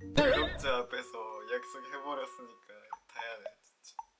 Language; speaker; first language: Korean; non-native, fluent; Japanese